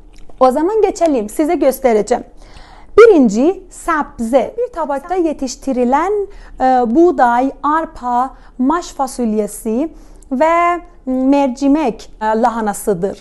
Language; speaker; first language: Turkish; non-native, fluent; Persian